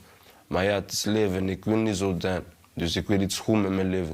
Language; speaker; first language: Dutch; early bilingual, other home language; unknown